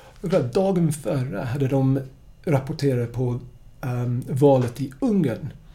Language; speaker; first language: Swedish; non-native, fluent; English